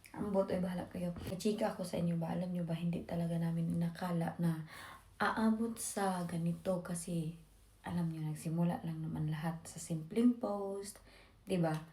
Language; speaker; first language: Filipino; non-native, local second language; Cebuano